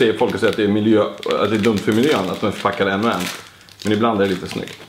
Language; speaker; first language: Swedish; native; Swedish